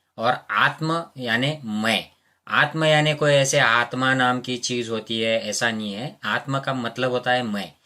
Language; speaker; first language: Hindi; non-native, local second language; Marathi